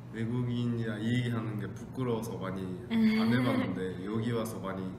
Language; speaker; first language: Korean; non-native, fluent; Japanese